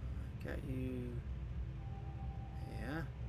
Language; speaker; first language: English; native; English